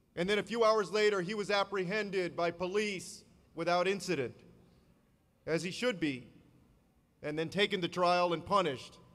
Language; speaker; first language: English; native; English